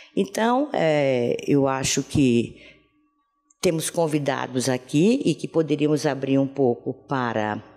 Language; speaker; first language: Portuguese; native; Portuguese